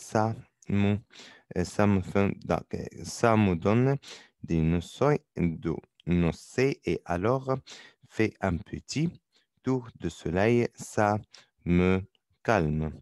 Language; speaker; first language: French; non-native, learner; Arabic